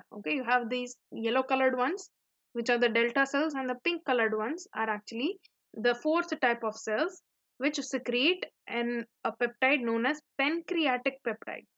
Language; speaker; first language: English; non-native, local second language; Hindi